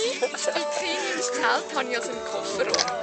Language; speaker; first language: German; native; German